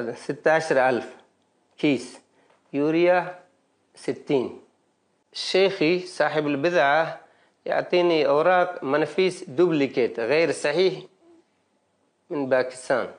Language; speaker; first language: Arabic; non-native, learner; Baluchi